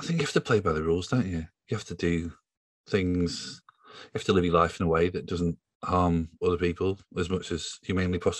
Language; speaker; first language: English; native; English